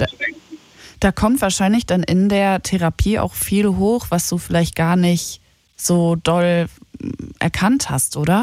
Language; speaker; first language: German; native; German